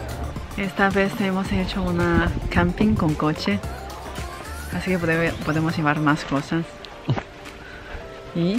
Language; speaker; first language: Spanish; non-native, learner; Chinese